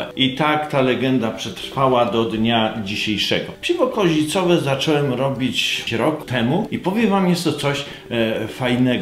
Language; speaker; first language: Polish; native; Polish